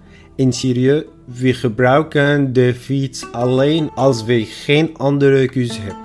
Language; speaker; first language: Dutch; non-native, fluent; Arabic